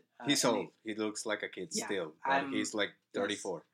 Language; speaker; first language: English; non-native, fluent; Spanish